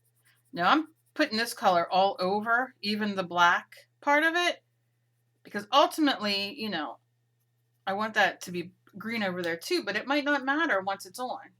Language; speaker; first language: English; native; English